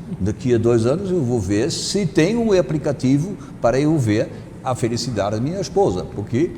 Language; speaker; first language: Portuguese; non-native, fluent; German